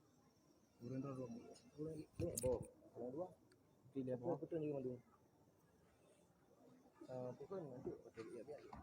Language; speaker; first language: Indonesian; non-native, local second language; Achinese